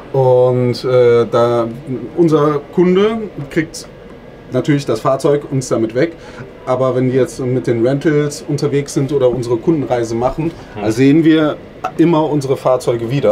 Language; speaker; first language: German; native; German